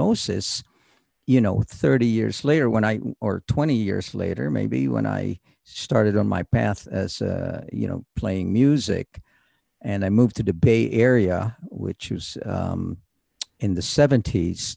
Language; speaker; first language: English; early bilingual, other home language; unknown